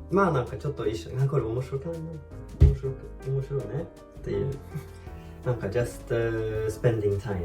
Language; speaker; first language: Japanese; non-native, fluent; Swedish